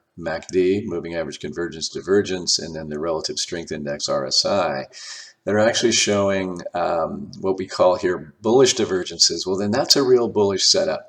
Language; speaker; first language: English; native; English